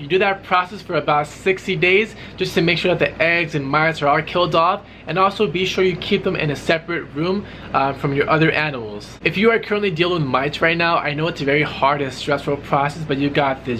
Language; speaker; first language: English; native; English